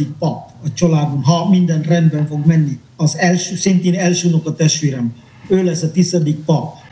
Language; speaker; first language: Hungarian; non-native, fluent; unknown